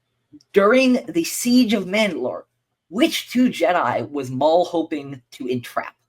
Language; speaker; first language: English; native; English